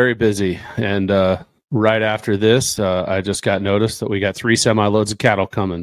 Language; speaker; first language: English; native; English